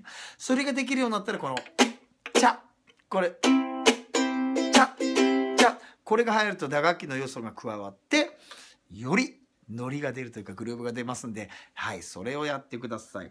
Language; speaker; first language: Japanese; native; Japanese